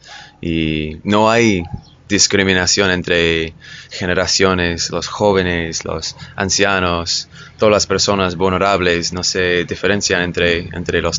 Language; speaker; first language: Spanish; non-native, fluent; English